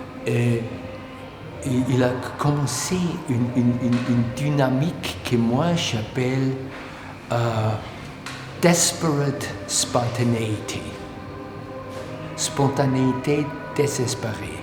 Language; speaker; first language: French; non-native, learner; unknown